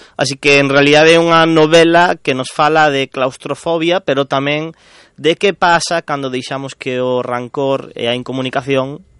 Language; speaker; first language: Galician; non-native, local second language; Spanish